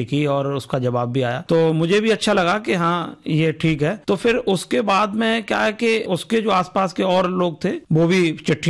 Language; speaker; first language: Hindi; native; Hindi